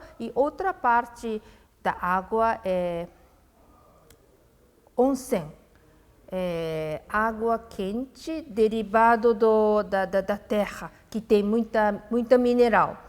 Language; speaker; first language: Portuguese; non-native, fluent; Japanese